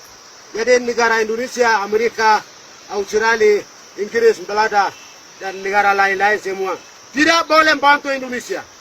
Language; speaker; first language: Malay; non-native, local second language; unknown